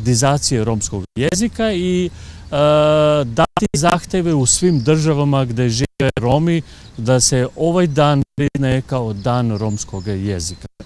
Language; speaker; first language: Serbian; non-native, local second language; Romany